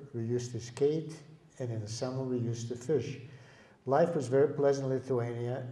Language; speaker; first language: English; early bilingual, other home language; Lithuanian